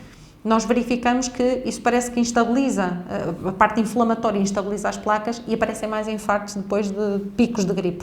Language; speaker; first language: Portuguese; native; Portuguese